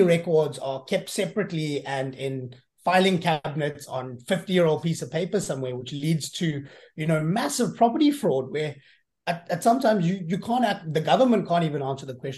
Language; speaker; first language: English; native; English